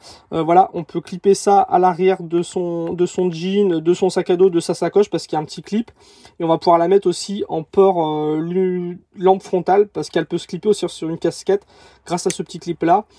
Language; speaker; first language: French; native; French